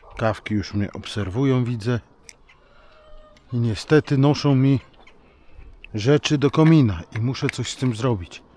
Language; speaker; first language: Polish; native; Polish